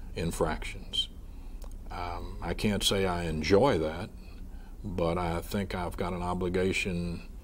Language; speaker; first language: English; native; English